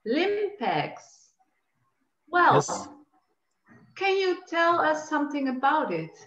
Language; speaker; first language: English; non-native, fluent; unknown